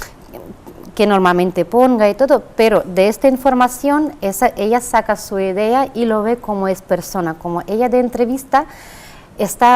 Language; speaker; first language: Spanish; non-native, fluent; Russian